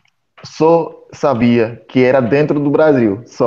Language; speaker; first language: Portuguese; non-native, fluent; Spanish